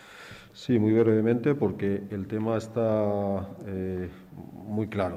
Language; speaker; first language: Spanish; native; Spanish